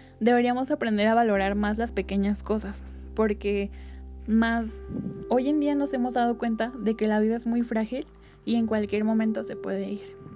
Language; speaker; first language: Spanish; native; Spanish